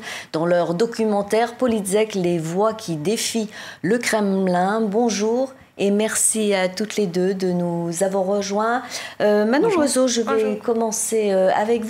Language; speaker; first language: French; native; French